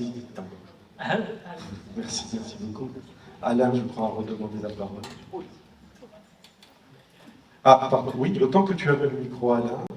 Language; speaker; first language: French; native; French